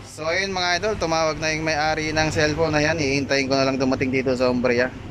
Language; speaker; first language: Filipino; native; Filipino